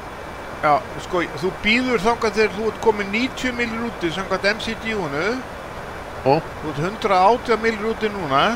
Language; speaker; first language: Icelandic; native; Icelandic